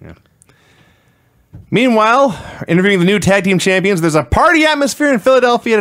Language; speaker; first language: English; native; English